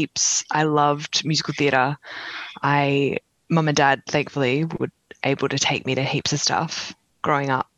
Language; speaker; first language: English; native; English